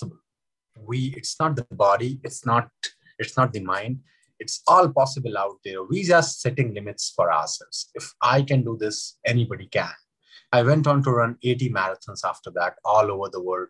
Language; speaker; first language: English; non-native, local second language; Hindi